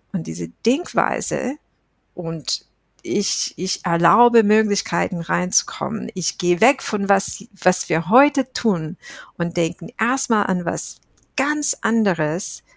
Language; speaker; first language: German; non-native, fluent; English